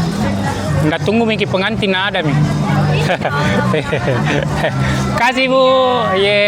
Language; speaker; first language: Indonesian; native; Indonesian